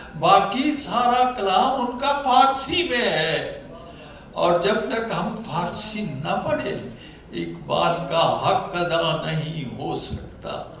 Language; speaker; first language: Urdu; non-native, local second language; Punjabi